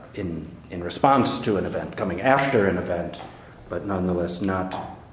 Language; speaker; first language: English; native; English